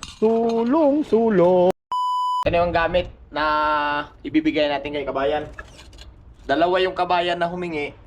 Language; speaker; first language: Filipino; native; Filipino